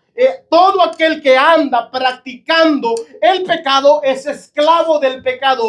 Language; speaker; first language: Spanish; native; Spanish